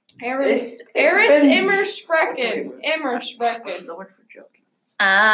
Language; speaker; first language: German; non-native, learner; English